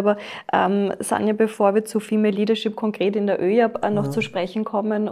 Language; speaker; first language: German; native; German